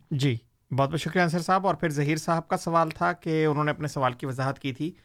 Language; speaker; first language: Urdu; native; Urdu